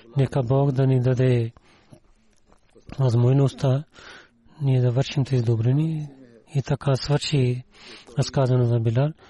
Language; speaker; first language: Bulgarian; non-native, learner; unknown